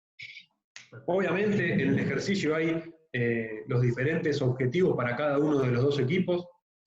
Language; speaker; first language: Spanish; native; Spanish